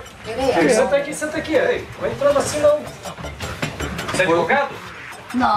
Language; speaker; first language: Portuguese; native; Portuguese